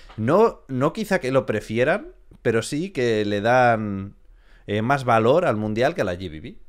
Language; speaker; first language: Spanish; native; Spanish